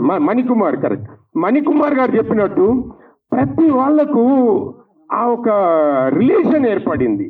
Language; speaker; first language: Telugu; native; Telugu